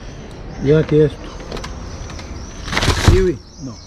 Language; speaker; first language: Spanish; non-native, learner; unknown